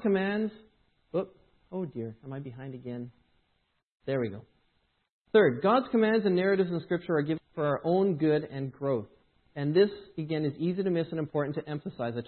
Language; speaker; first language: English; native; English